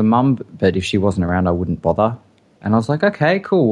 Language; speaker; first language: English; native; English